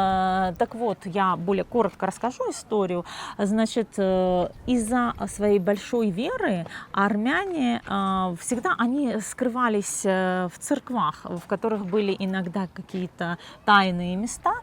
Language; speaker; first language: Russian; native; Russian